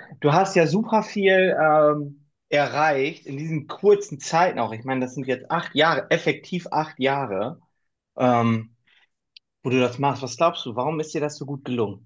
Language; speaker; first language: German; native; German